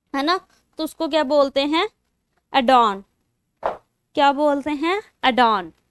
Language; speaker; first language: Hindi; non-native, local second language; Punjabi